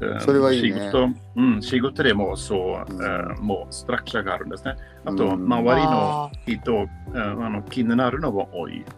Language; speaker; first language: Japanese; non-native, learner; Swedish